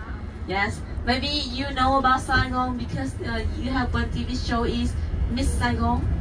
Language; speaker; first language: English; non-native, learner; Vietnamese